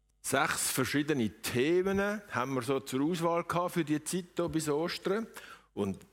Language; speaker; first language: German; native; German